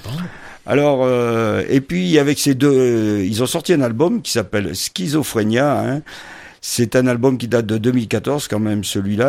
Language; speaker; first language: French; native; French